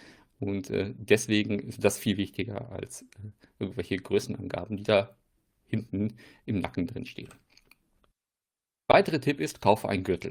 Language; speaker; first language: German; native; German